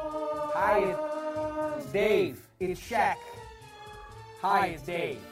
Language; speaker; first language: English; native; English